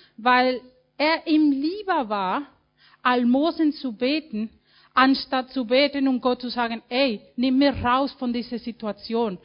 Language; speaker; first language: German; non-native, fluent; Spanish